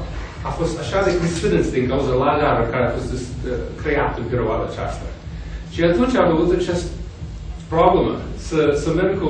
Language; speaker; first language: Romanian; non-native, fluent; English